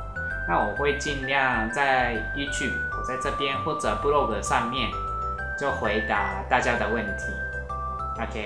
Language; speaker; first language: Chinese; non-native, fluent; Japanese